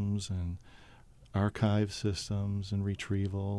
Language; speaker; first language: English; native; English